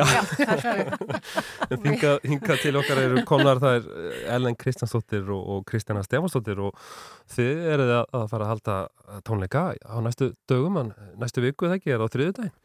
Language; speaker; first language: Icelandic; native; Icelandic